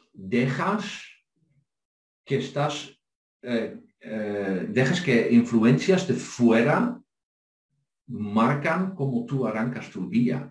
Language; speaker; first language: Spanish; non-native, fluent; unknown